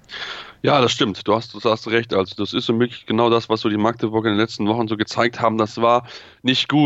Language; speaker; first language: German; native; German